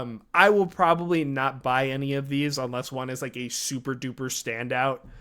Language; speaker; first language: English; native; English